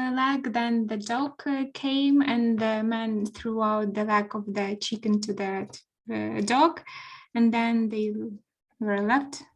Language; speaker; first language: English; non-native, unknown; Ukrainian